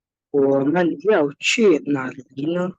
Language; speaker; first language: Chinese; non-native, learner; Indonesian